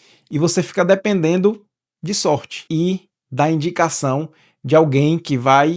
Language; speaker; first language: Portuguese; native; Portuguese